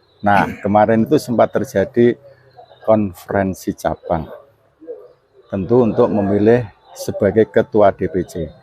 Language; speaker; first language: Indonesian; non-native, local second language; Javanese